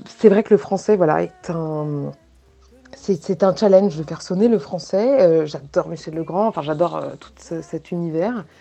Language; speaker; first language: French; native; French